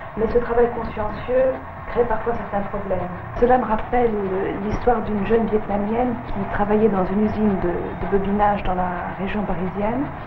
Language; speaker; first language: French; native; French